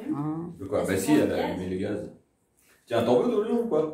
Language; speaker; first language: French; native; French